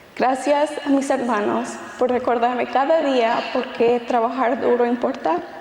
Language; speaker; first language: Spanish; early bilingual, heritage; Spanish